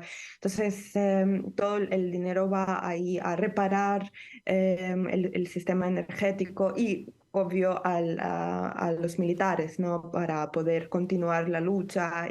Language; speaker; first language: Spanish; non-native, fluent; Ukrainian